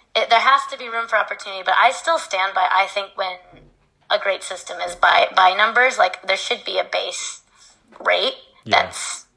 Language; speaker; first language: English; native; English